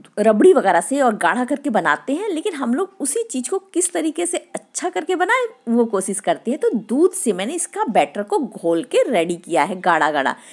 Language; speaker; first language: Hindi; native; Hindi